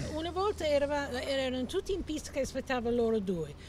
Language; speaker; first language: Italian; non-native, fluent; English